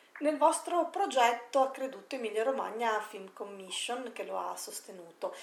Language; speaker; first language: Italian; native; Italian